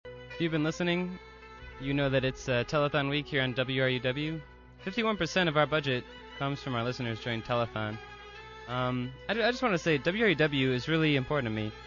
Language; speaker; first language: English; native; English